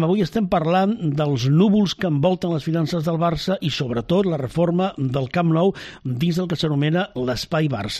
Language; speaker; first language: Catalan; native; Catalan